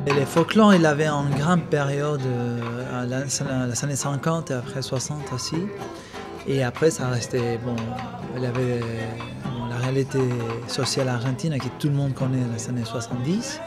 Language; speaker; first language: French; non-native, fluent; Spanish